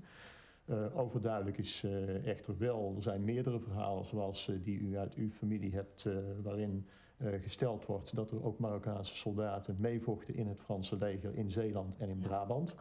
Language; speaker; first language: Dutch; native; Dutch